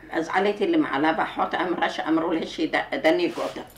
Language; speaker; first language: Hebrew; non-native, learner; Arabic